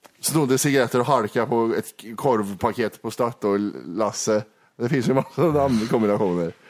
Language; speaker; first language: Swedish; native; Swedish